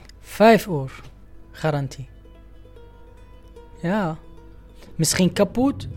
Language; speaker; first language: Dutch; non-native, learner; Arabic